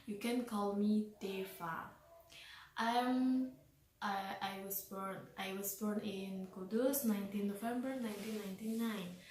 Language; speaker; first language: English; non-native, learner; Indonesian